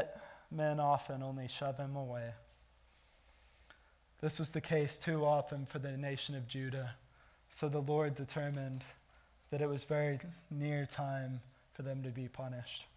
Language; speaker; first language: English; native; English